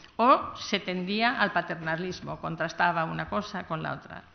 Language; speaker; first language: Spanish; native; Spanish